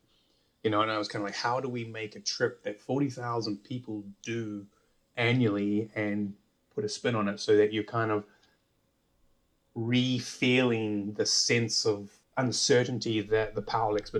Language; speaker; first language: English; native; English